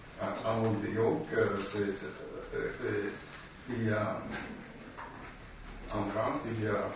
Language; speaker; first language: French; non-native, learner; Japanese